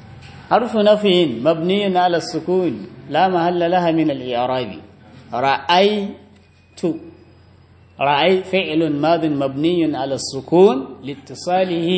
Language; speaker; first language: Arabic; non-native, fluent; Hausa